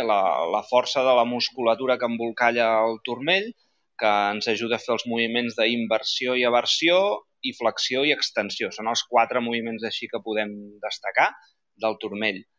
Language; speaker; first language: Catalan; native; Catalan